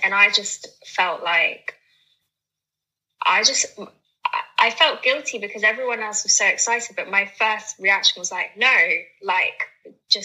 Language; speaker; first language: English; native; English